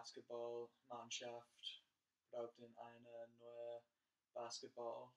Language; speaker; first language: German; non-native, learner; English